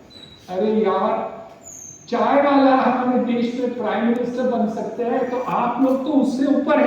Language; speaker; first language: Hindi; non-native, local second language; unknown